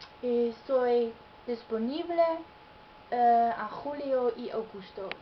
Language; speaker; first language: Spanish; non-native, learner; Dutch